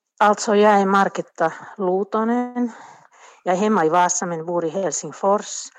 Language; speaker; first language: Swedish; non-native, local second language; Finnish